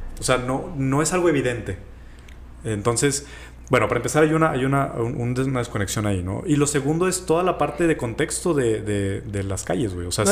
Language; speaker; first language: Spanish; native; Spanish